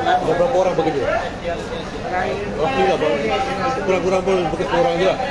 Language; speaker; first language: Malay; non-native, local second language; Tamil